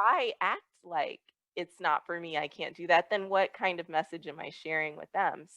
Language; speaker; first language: English; native; English